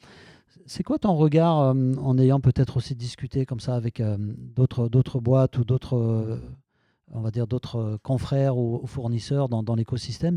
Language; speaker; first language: French; native; French